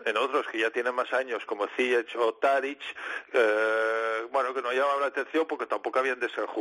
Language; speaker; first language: Spanish; non-native, fluent; Dutch